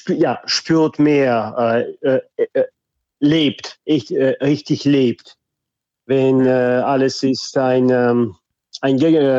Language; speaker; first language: German; non-native, fluent; Russian